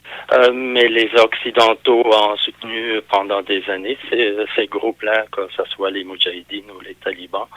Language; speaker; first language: French; non-native, fluent; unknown